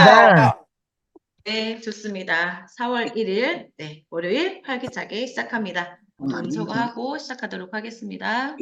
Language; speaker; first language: Korean; native; Korean